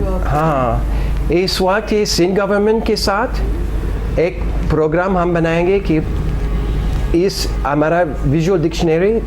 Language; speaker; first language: Hindi; non-native, learner; English